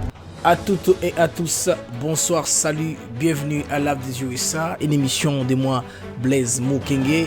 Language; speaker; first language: French; non-native, local second language; Lingala